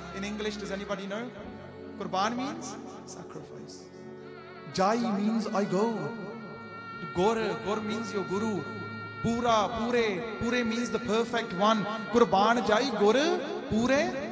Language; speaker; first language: English; early bilingual, other home language; Punjabi